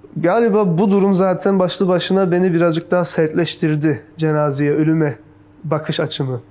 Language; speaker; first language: Turkish; early bilingual, heritage; Turkish